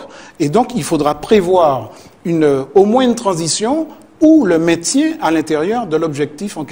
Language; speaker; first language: French; native; French